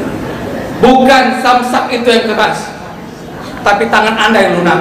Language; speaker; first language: Indonesian; native; Indonesian